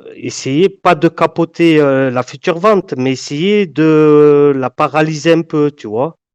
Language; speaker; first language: French; native; French